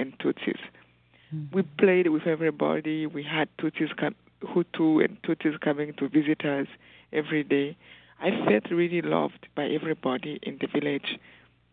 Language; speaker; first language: English; non-native, local second language; Kinyarwanda